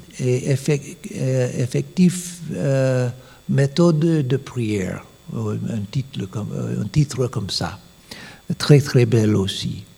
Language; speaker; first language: French; non-native, fluent; English